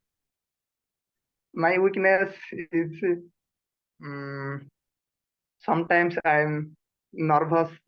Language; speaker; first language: English; non-native, learner; Odia